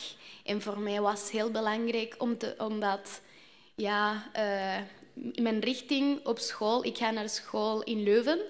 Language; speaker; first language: Dutch; non-native, learner; Spanish